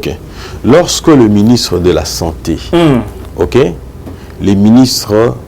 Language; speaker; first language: French; non-native, local second language; Lingala